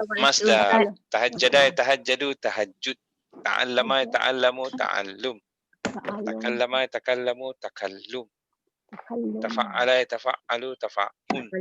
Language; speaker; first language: Arabic; non-native, fluent; Malay